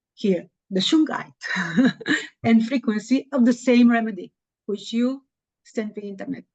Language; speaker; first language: English; non-native, fluent; Bulgarian